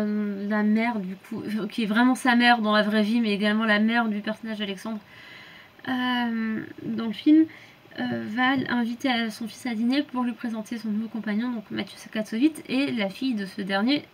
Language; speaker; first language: French; native; French